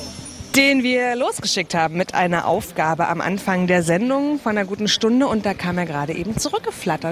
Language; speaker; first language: German; native; German